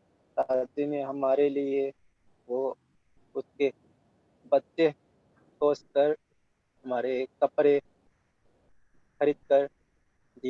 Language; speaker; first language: Hindi; non-native, local second language; Manipuri